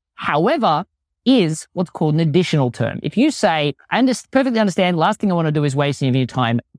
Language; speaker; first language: English; native; English